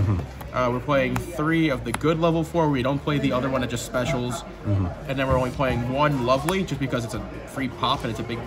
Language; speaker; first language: English; native; English